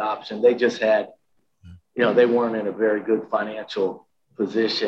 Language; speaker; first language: English; native; English